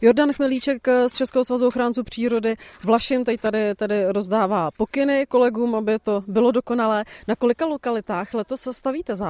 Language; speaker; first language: Czech; native; Czech